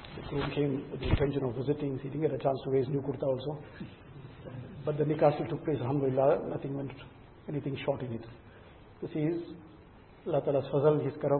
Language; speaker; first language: English; native; English